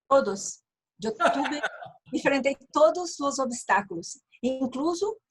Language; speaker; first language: Spanish; non-native, learner; Portuguese